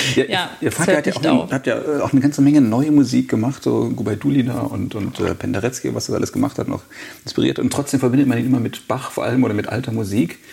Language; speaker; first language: German; native; German